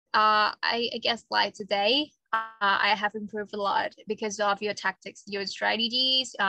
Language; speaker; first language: English; non-native, fluent; Thai